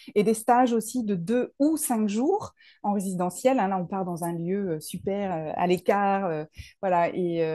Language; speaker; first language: French; native; French